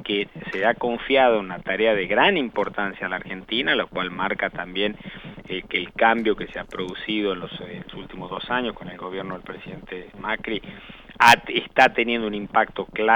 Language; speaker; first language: Spanish; native; Spanish